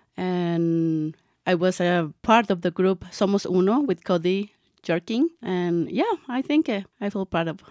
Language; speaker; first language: English; non-native, learner; Spanish